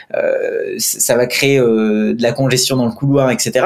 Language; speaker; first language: French; non-native, fluent; Hindi